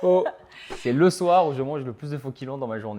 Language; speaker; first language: French; native; French